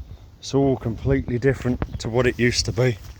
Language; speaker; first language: English; native; English